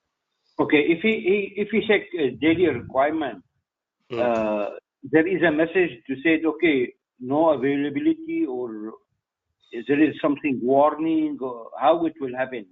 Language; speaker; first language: English; non-native, fluent; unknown